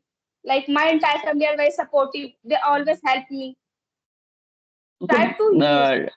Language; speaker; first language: English; non-native, local second language; Hindi